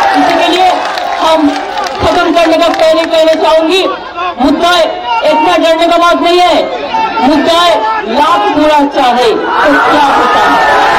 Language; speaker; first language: Hindi; non-native, local second language; Bangla